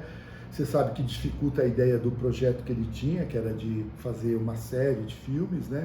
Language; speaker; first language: Portuguese; native; Portuguese